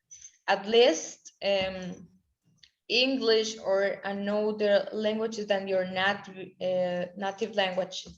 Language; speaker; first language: English; non-native, learner; Spanish